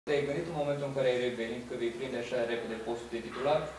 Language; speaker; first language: Romanian; native; Romanian